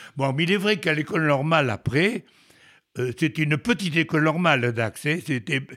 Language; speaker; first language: French; native; French